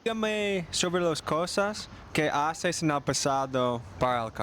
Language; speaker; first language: Spanish; non-native, learner; English